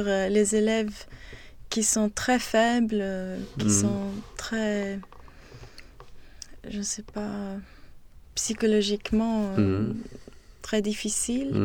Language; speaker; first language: French; non-native, fluent; Swedish